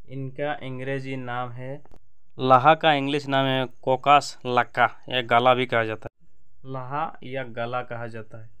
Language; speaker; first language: Hindi; non-native, local second language; Bangla